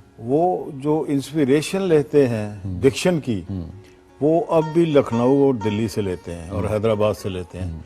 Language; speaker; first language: Urdu; non-native, local second language; Punjabi